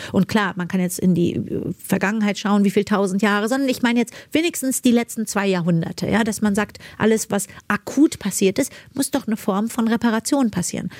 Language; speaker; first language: German; early bilingual, other home language; Persian